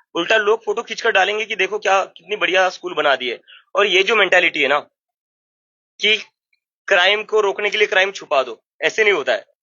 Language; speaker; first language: Hindi; non-native, local second language; Marathi